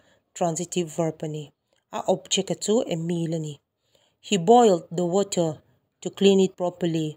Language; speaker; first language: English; non-native, local second language; Mizo